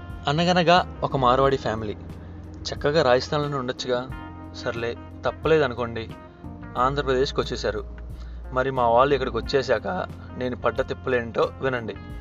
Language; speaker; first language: Telugu; non-native, local second language; Hindi